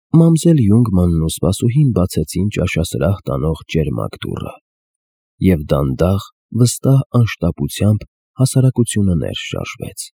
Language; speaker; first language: Armenian; native; Armenian